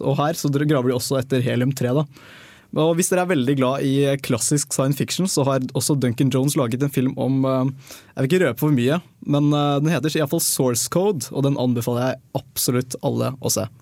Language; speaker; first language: Norwegian; native; Norwegian